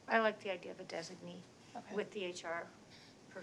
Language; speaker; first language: English; native; English